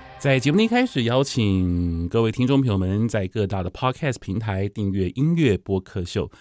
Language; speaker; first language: Chinese; native; Chinese